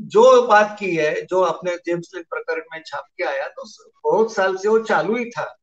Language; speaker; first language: Hindi; non-native, local second language; Marathi